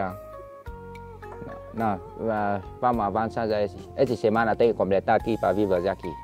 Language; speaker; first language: Portuguese; non-native, learner; Vietnamese